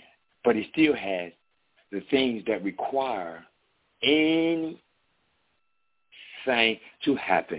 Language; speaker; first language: English; native; English